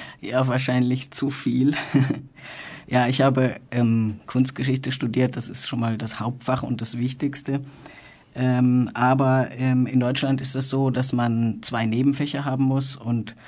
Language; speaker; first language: German; native; German